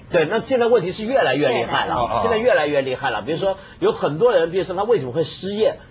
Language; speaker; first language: Chinese; non-native, local second language; Cantonese